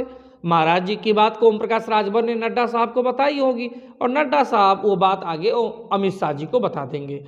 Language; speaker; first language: Hindi; native; Hindi